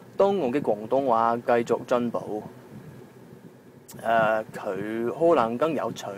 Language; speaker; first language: Cantonese; non-native, learner; English